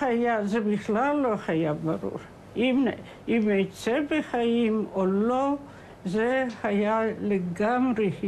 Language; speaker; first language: Hebrew; non-native, fluent; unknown